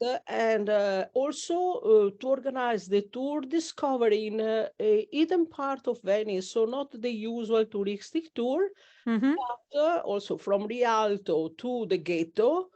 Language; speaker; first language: English; non-native, learner; Italian